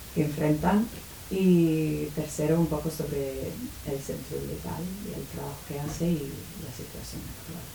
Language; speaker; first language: Spanish; non-native, fluent; English